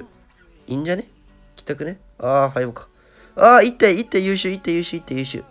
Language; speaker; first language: Japanese; native; Japanese